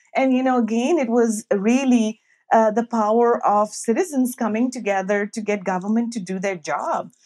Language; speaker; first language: English; non-native, local second language; Urdu